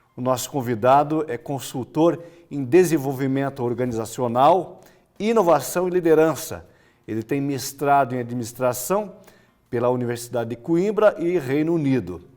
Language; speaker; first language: Portuguese; native; Portuguese